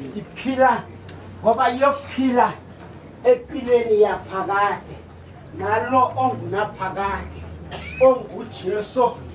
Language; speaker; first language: Zulu; non-native, local second language; South Ndebele